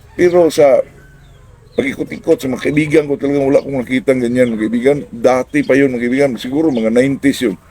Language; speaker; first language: Filipino; non-native, local second language; Cebuano